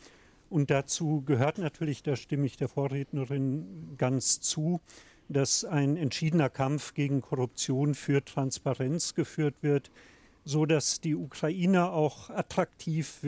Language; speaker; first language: German; native; German